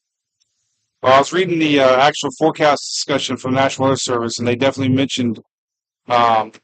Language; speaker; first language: English; native; English